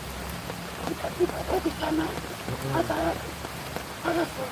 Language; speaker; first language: Indonesian; non-native, local second language; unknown